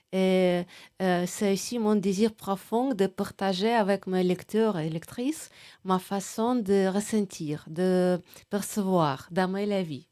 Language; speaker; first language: French; non-native, fluent; Russian